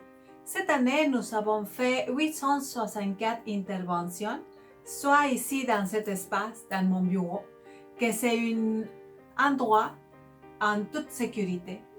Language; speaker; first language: French; non-native, fluent; Spanish